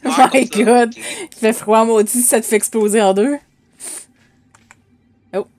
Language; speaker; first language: French; native; French